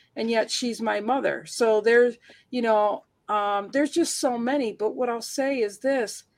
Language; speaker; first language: English; early bilingual, heritage; Spanish